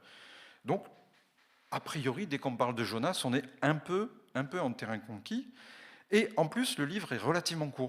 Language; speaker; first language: French; native; French